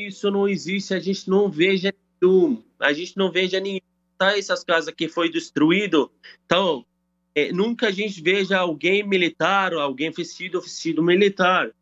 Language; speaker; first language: Portuguese; non-native, learner; Arabic